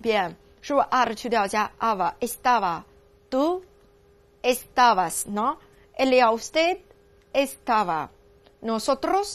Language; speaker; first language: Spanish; non-native, learner; Chinese